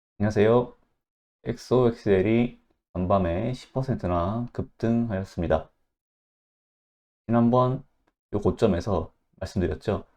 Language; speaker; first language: Korean; native; Korean